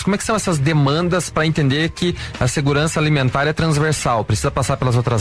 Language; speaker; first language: Portuguese; native; Portuguese